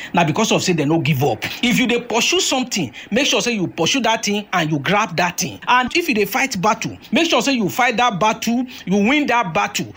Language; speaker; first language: Nigerian Pidgin; native; Nigerian Pidgin